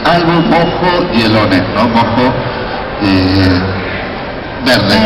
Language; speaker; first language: Polish; non-native, learner; Spanish